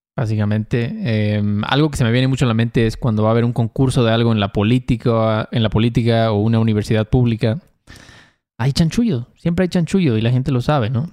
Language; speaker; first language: Spanish; native; Spanish